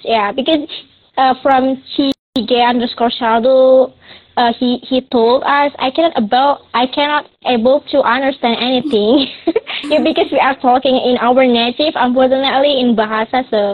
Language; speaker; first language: English; non-native, local second language; Indonesian